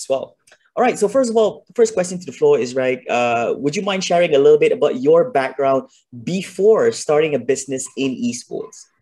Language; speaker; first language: English; non-native, local second language; Malay